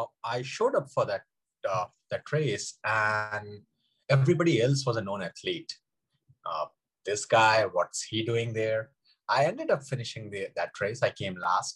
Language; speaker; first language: English; non-native, local second language; Hindi